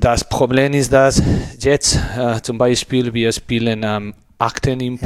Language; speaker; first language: German; non-native, learner; Spanish